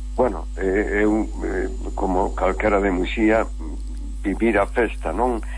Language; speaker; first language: Galician; native; Galician